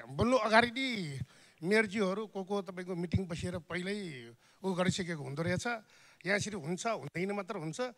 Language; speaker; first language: Nepali; non-native, local second language; Newari